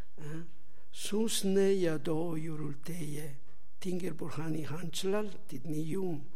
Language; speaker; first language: Mongolian; non-native, learner; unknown